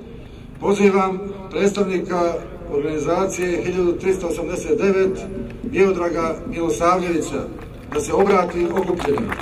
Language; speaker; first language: Bosnian; native; Bosnian